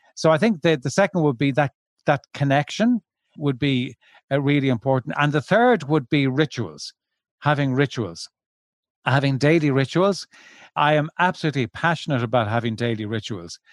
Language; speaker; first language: English; native; English